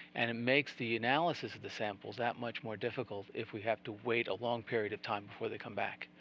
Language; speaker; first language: English; native; English